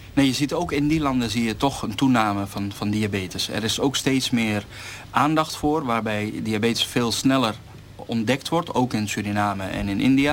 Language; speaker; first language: Dutch; native; Dutch